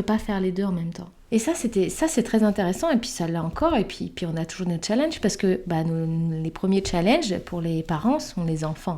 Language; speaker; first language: French; native; French